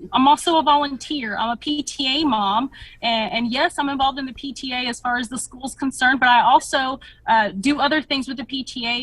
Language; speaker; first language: English; early bilingual, other home language; Spanish